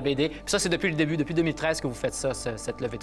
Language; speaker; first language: French; native; French